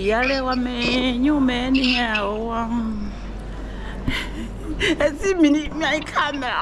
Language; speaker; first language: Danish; non-native, learner; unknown